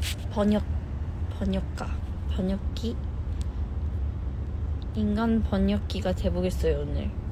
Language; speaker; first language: Korean; early bilingual, heritage; Korean